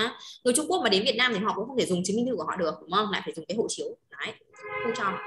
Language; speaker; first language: Vietnamese; native; Vietnamese